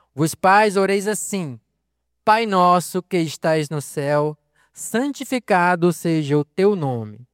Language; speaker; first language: Portuguese; native; Portuguese